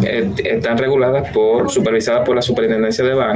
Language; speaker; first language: Spanish; native; Spanish